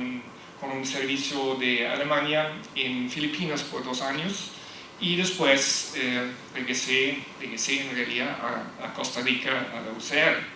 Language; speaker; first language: Spanish; non-native, fluent; German